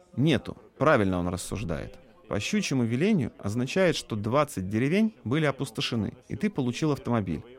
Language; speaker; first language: Russian; non-native, local second language; Lithuanian